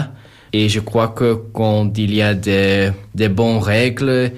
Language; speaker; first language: French; non-native, local second language; Dutch